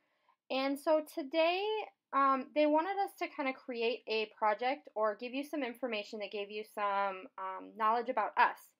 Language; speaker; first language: English; native; English